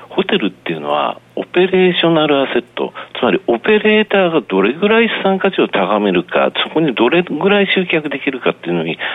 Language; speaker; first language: Japanese; native; Japanese